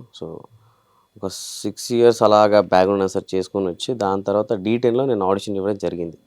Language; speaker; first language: Telugu; native; Telugu